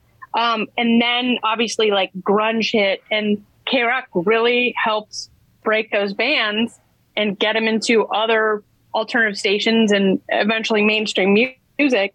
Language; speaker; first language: English; native; English